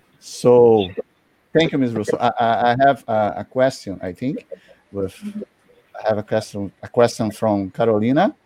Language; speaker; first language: English; non-native, learner; Portuguese